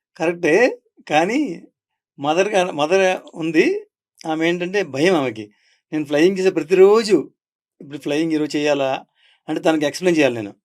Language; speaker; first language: Telugu; native; Telugu